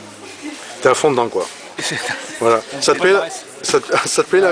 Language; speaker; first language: French; native; French